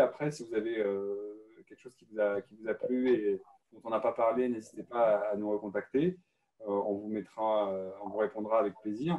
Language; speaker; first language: French; native; French